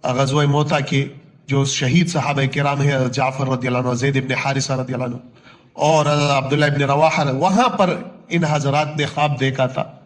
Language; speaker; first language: Urdu; non-native, local second language; Punjabi